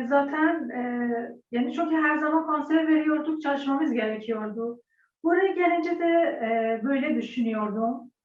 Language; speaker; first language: Turkish; non-native, learner; Persian